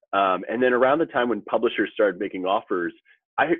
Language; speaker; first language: English; native; English